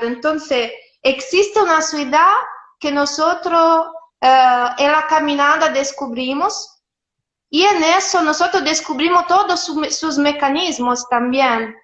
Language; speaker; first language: Spanish; non-native, fluent; Italian